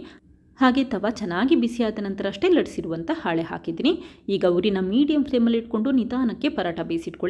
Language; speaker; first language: Kannada; native; Kannada